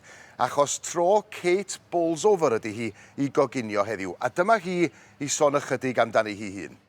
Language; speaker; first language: Welsh; native; Welsh